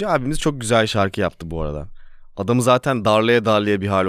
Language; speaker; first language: Turkish; native; Turkish